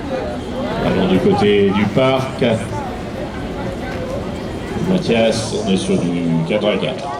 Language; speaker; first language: French; native; French